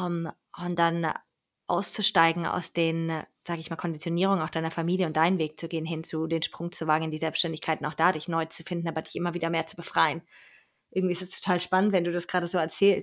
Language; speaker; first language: German; native; German